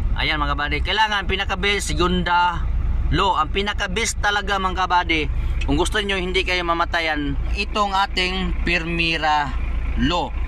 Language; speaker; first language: Filipino; native; Filipino